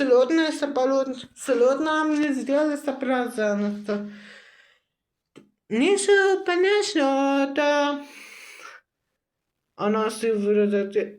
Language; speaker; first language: Russian; non-native, learner; Uzbek